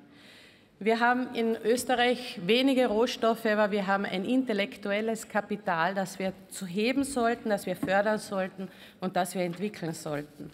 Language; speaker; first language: German; native; German